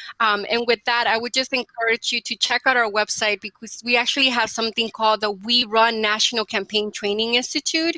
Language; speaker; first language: English; early bilingual, other home language; Spanish